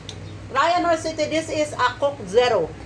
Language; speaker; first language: English; non-native, learner; Filipino